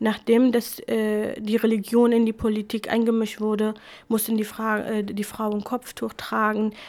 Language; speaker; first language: German; non-native, fluent; Kurdish